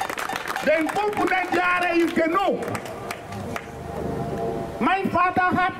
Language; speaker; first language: German; non-native, fluent; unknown